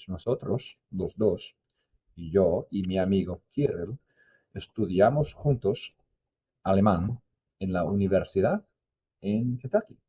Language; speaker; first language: Spanish; non-native, fluent; English